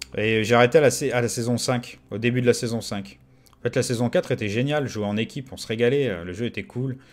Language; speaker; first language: French; native; French